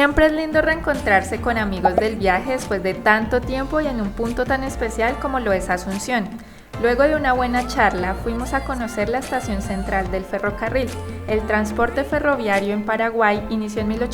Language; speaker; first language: Spanish; native; Spanish